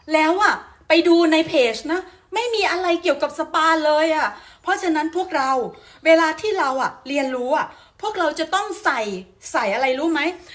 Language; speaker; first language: Thai; native; Thai